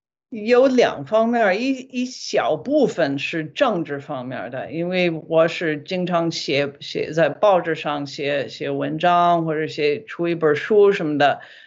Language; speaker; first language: Chinese; non-native, fluent; English